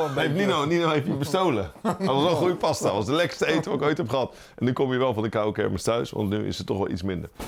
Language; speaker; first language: Dutch; native; Dutch